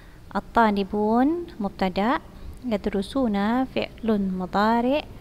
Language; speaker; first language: Arabic; non-native, fluent; Indonesian